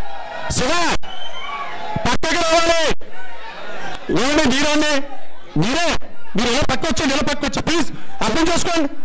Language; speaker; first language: Telugu; native; Telugu